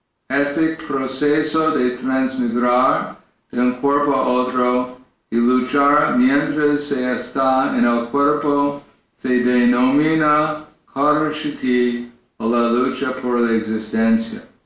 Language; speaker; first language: Spanish; non-native, learner; English